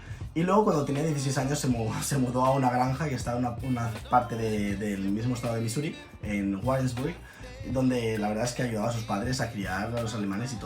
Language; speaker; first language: Spanish; native; Spanish